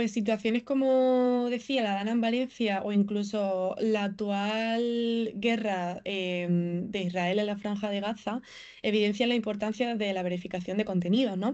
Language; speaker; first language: Spanish; native; Spanish